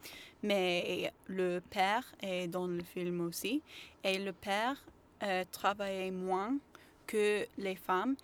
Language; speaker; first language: French; non-native, learner; English